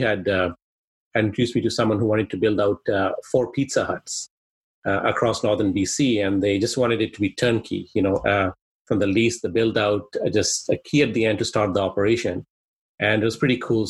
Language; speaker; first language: English; non-native, local second language; Swahili